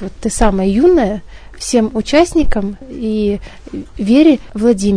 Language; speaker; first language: Russian; native; Russian